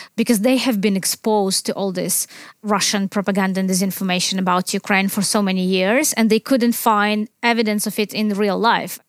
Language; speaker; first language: English; non-native, fluent; Ukrainian